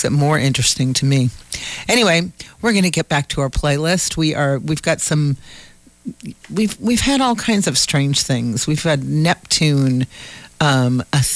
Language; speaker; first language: English; native; English